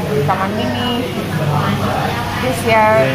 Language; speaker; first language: Indonesian; early bilingual, heritage; English